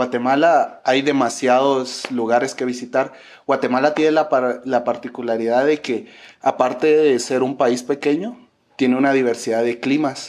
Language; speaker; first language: Spanish; native; Spanish